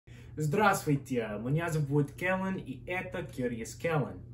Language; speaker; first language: Russian; non-native, learner; English